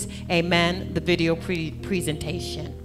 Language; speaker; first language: English; native; English